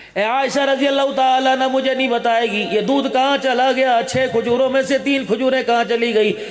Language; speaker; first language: Urdu; non-native, local second language; Punjabi